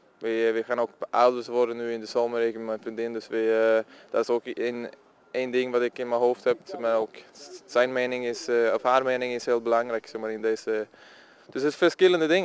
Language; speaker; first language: Dutch; non-native, fluent; Swedish